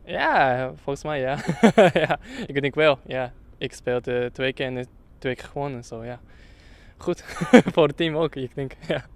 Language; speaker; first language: Dutch; non-native, learner; Japanese